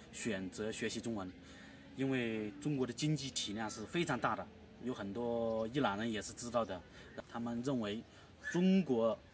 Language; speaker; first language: Chinese; native; Chinese